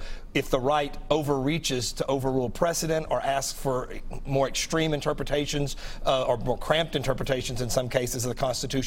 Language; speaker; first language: English; native; English